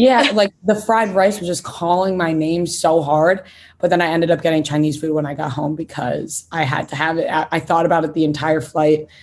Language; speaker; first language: English; native; English